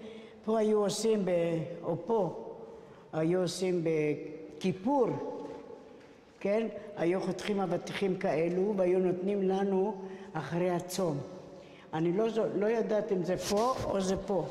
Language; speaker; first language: Hebrew; non-native, fluent; Spanish